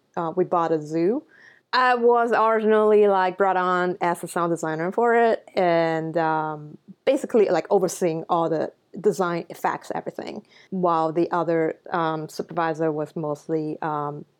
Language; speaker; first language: English; non-native, local second language; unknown